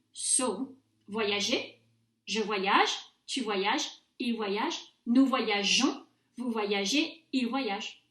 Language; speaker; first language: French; non-native, fluent; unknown